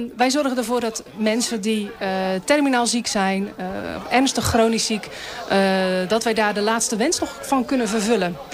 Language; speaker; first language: Dutch; native; Dutch